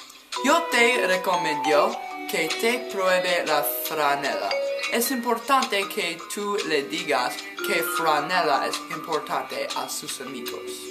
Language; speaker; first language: Spanish; non-native, learner; English